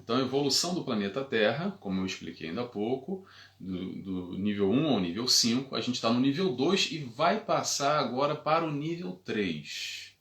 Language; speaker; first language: Portuguese; native; Portuguese